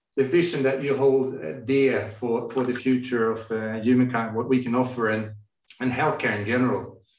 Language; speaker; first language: English; non-native, fluent; Swedish